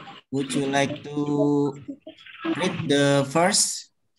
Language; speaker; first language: English; non-native, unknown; Indonesian